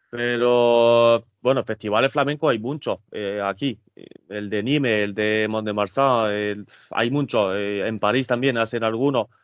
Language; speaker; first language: Spanish; early bilingual, other home language; French